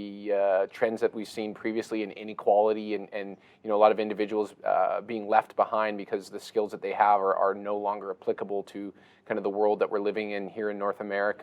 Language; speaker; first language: English; native; English